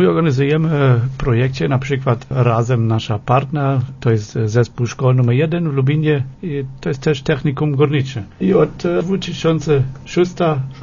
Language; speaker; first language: Polish; non-native, learner; German